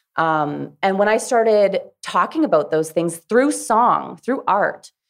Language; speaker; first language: English; native; English